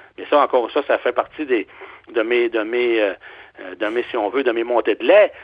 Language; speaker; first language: French; native; French